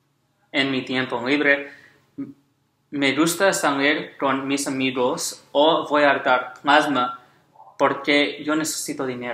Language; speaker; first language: Spanish; non-native, learner; English